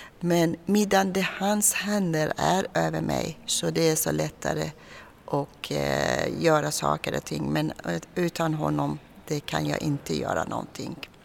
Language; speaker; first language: Swedish; non-native, fluent; Persian